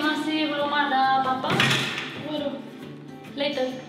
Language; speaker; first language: Indonesian; non-native, fluent; Spanish